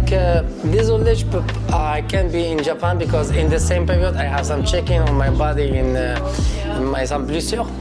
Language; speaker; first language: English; non-native, fluent; French